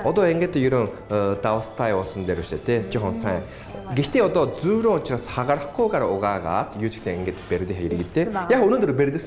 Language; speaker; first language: Mongolian; non-native, fluent; Japanese